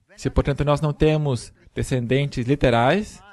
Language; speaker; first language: Portuguese; non-native, fluent; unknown